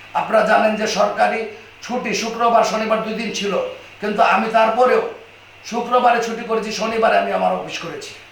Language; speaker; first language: Bangla; native; Bangla